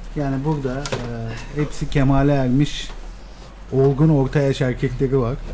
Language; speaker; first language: Turkish; native; Turkish